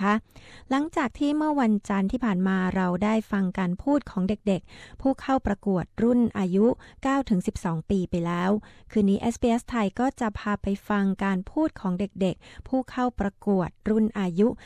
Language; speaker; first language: Thai; native; Thai